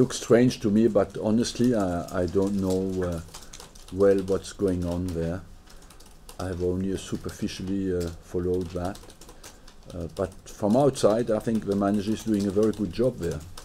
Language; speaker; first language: English; non-native, fluent; French